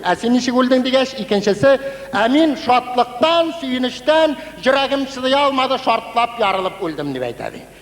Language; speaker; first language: Tatar; native; Tatar